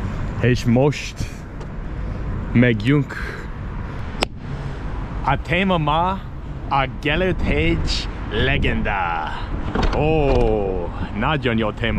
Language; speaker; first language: Hungarian; non-native, learner; English